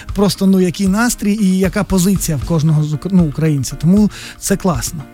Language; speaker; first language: Ukrainian; native; Ukrainian